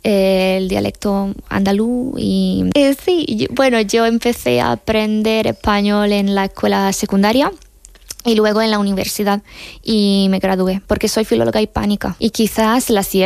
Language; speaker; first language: Spanish; non-native, fluent; Hungarian